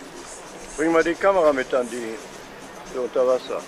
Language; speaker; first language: German; native; German